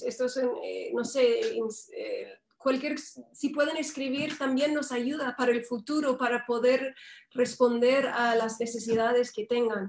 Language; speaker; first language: Spanish; non-native, fluent; English